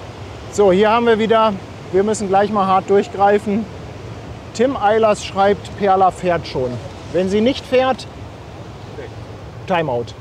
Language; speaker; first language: German; native; German